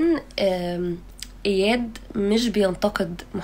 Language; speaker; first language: Arabic; native; Arabic